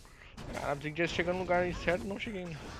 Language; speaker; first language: Portuguese; native; Portuguese